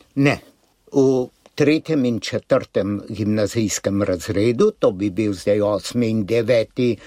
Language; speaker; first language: Slovenian; native; Slovenian